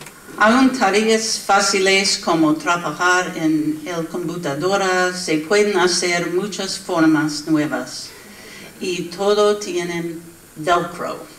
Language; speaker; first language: Spanish; non-native, learner; English